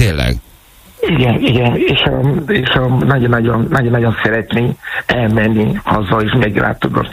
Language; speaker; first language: Hungarian; non-native, fluent; Yoruba